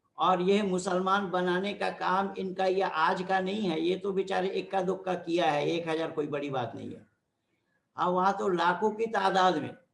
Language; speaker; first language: Hindi; non-native, local second language; Bangla